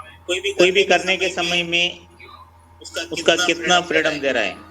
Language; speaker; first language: Hindi; non-native, local second language; Telugu